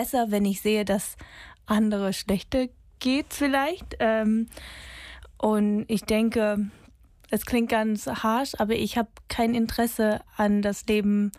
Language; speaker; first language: German; non-native, fluent; English